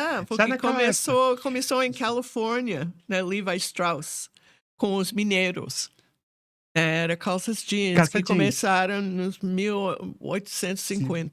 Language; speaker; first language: Portuguese; non-native, fluent; English